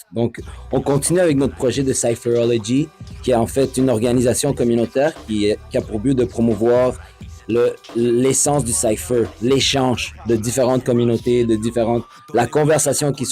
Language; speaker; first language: French; non-native, fluent; Spanish